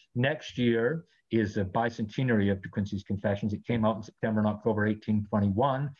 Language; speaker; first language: English; native; English